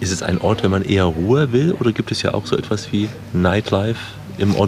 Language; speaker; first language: German; native; German